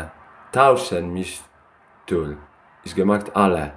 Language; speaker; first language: German; non-native, learner; Polish